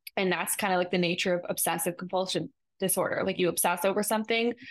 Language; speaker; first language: English; native; English